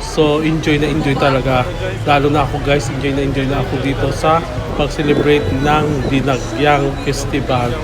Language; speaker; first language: Filipino; non-native, local second language; Hiligaynon